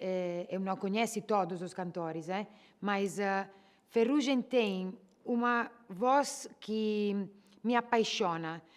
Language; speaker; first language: Portuguese; non-native, learner; Italian